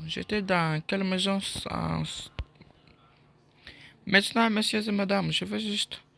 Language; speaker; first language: French; non-native, learner; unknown